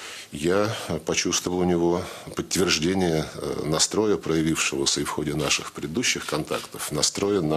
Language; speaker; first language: Russian; native; Russian